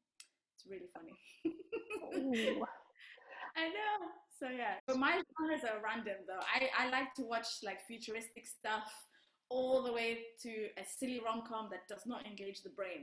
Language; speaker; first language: English; non-native, local second language; Kinyarwanda